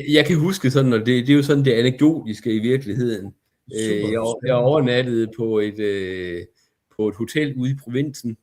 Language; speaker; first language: Danish; native; Danish